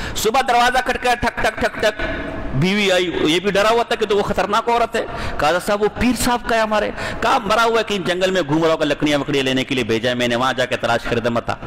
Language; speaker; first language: Urdu; non-native, local second language; Pashto